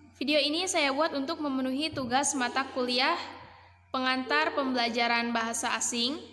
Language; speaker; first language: Indonesian; non-native, local second language; Sundanese